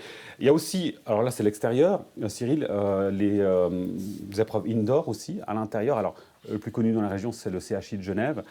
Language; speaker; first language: French; native; French